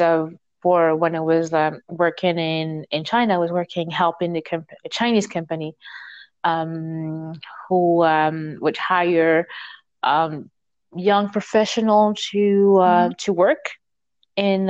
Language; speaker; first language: English; non-native, fluent; French